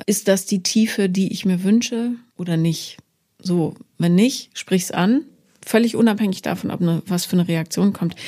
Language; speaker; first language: German; native; German